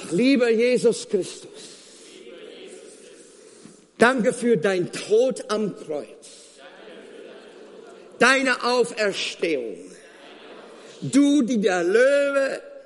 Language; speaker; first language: German; non-native, fluent; Afrikaans